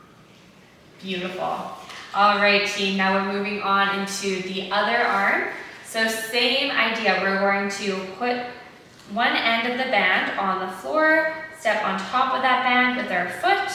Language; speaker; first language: English; native; English